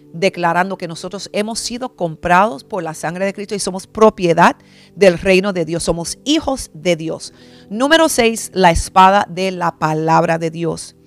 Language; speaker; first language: Spanish; early bilingual, heritage; Spanish